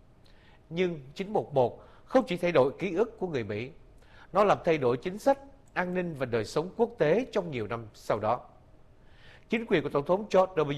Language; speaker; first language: Vietnamese; native; Vietnamese